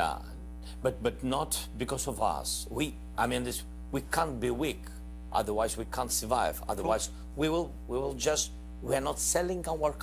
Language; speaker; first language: English; non-native, learner; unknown